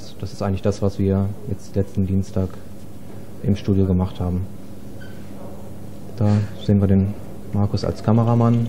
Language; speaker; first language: German; native; German